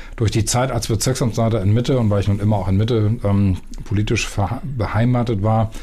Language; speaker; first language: German; native; German